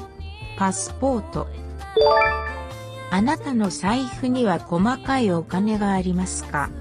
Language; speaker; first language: Japanese; non-native, learner; English